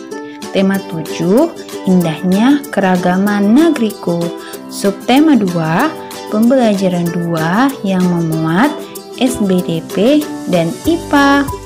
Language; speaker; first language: Indonesian; native; Indonesian